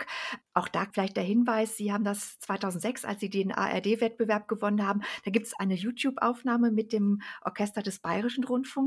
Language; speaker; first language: German; native; German